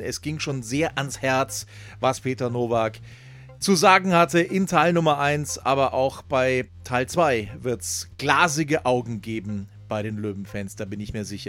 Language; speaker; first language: German; native; German